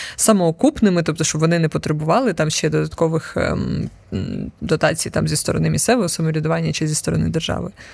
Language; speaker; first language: Ukrainian; native; Ukrainian